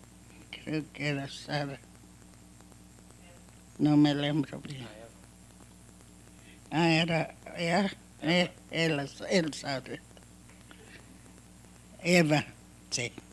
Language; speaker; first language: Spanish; non-native, learner; Hungarian